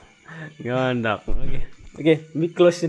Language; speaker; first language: English; non-native, learner; Indonesian